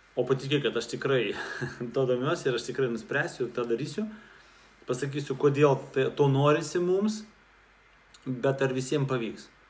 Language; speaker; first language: Lithuanian; non-native, local second language; Russian